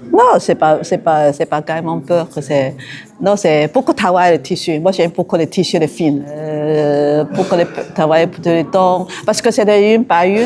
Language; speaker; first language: French; non-native, learner; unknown